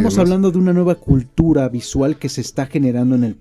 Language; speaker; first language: Spanish; native; Spanish